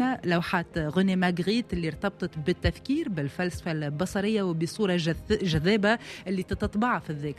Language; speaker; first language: Arabic; native; Arabic